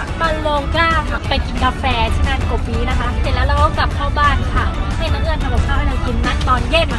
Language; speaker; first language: Thai; native; Thai